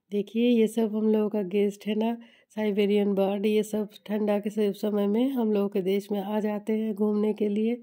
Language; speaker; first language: Hindi; non-native, local second language; Bangla